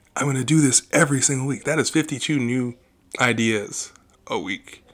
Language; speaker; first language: English; native; English